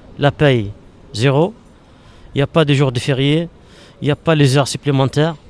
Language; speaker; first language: French; non-native, local second language; Arabic